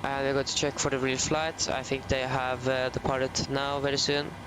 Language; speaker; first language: English; non-native, fluent; Norwegian